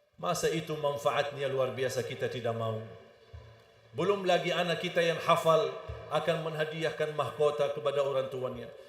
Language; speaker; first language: Malay; non-native, fluent; Arabic